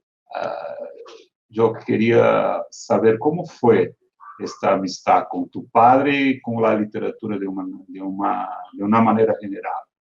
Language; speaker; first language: Spanish; non-native, fluent; Portuguese